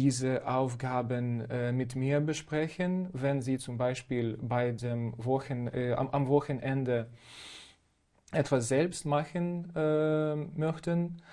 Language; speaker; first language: German; non-native, fluent; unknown